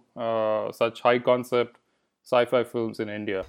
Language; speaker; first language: English; non-native, local second language; Kannada